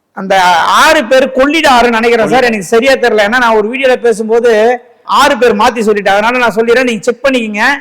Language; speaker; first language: Tamil; native; Tamil